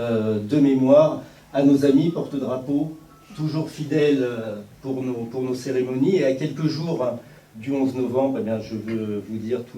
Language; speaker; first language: French; native; French